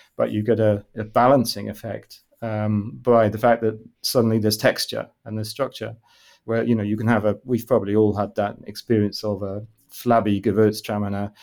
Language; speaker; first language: English; native; English